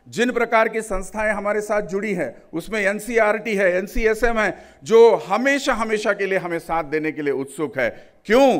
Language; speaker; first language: Hindi; non-native, local second language; Marathi